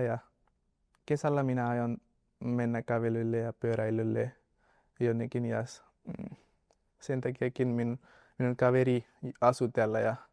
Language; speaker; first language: Finnish; non-native, learner; Nepali